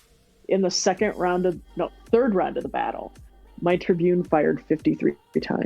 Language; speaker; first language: English; native; English